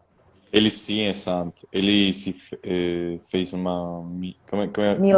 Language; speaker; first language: Portuguese; non-native, fluent; Spanish